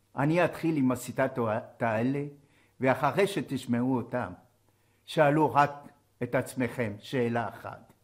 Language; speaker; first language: Hebrew; non-native, fluent; French